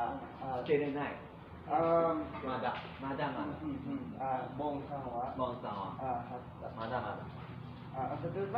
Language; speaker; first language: Japanese; non-native, learner; Filipino